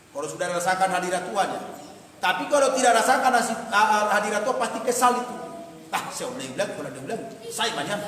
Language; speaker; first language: Indonesian; non-native, local second language; Batak Toba